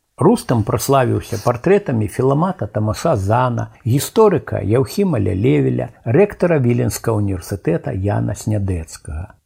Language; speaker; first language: Belarusian; native; Belarusian